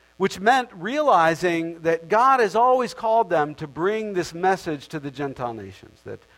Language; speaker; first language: English; native; English